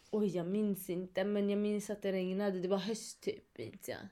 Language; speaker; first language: Swedish; early bilingual, other home language; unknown